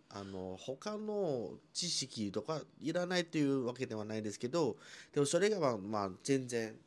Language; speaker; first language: Japanese; non-native, fluent; Chinese